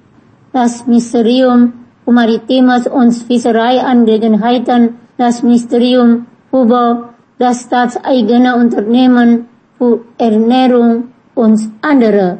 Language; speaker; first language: German; non-native, fluent; Indonesian